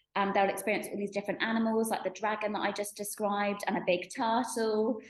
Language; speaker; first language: English; native; English